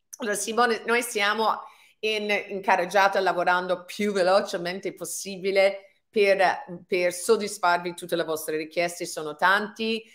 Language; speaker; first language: Italian; non-native, fluent; English